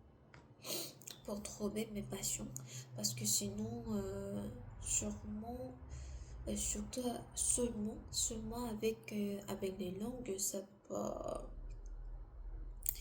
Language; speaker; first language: French; non-native, learner; Korean